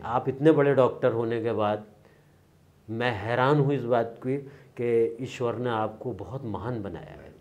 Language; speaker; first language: Hindi; native; Hindi